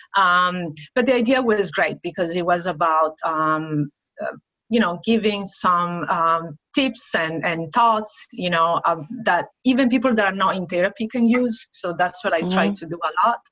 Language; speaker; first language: English; non-native, fluent; Italian